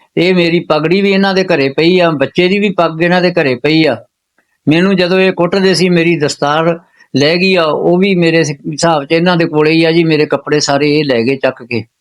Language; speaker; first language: Punjabi; native; Punjabi